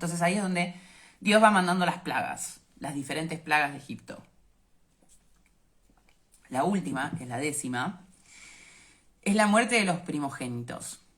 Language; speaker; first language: Spanish; native; Spanish